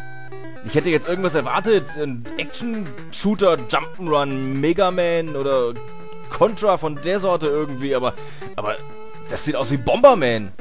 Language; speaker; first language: German; native; German